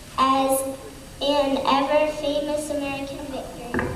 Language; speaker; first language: English; native; English